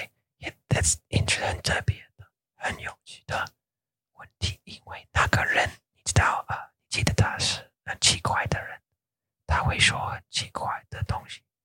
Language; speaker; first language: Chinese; non-native, learner; English